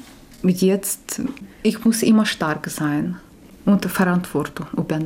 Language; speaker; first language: German; non-native, learner; Ukrainian